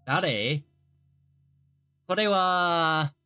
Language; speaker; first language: Japanese; non-native, learner; English